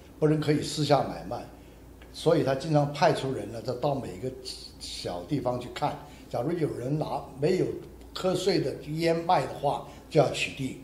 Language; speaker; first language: Chinese; non-native, local second language; Hakka Chinese